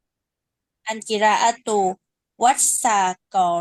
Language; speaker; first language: Arabic; non-native, learner; Urdu